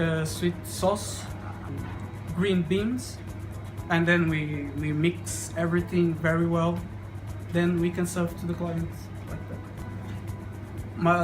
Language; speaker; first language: English; non-native, learner; Portuguese